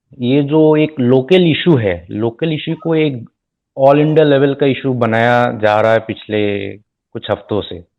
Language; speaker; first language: Hindi; non-native, local second language; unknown